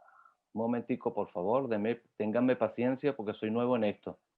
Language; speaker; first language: Spanish; native; Spanish